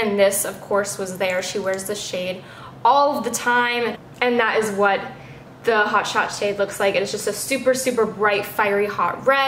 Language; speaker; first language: English; native; English